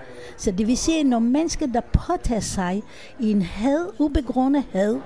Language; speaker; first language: Danish; non-native, fluent; Hebrew